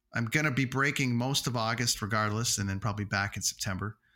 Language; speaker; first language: English; native; English